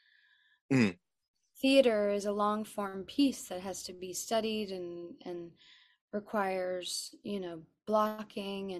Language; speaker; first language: English; native; English